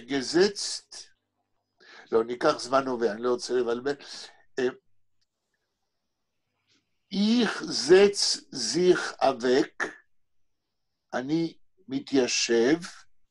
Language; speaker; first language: Hebrew; native; Hebrew